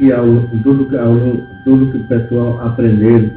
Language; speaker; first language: Portuguese; non-native, local second language; Yanomámi